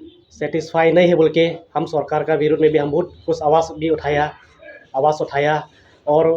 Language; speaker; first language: Hindi; non-native, local second language; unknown